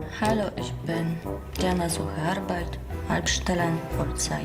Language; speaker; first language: German; non-native, learner; Polish